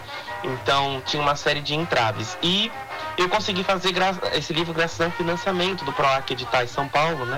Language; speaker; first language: Portuguese; native; Portuguese